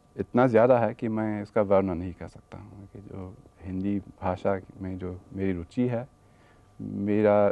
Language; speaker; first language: Hindi; non-native, fluent; English